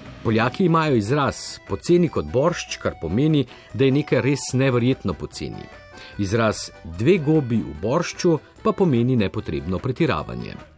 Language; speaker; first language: Slovenian; native; Slovenian